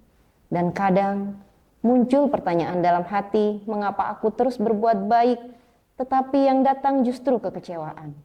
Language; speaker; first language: Indonesian; native; Indonesian